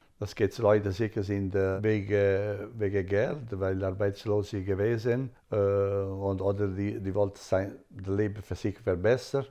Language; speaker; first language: German; non-native, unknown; Italian